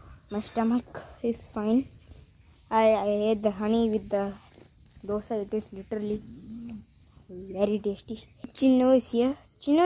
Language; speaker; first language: English; non-native, local second language; Konkani